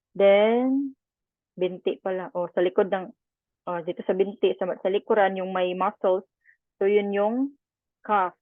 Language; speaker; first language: Filipino; non-native, local second language; Cebuano